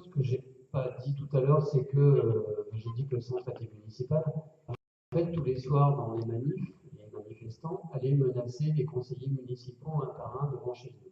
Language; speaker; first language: French; native; French